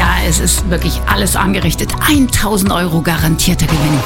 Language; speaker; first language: German; native; German